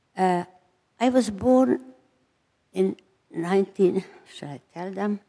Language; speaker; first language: English; non-native, fluent; Hungarian